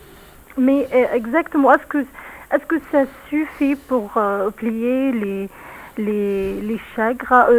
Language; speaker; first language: French; non-native, learner; Arabic